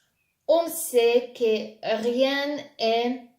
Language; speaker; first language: French; non-native, fluent; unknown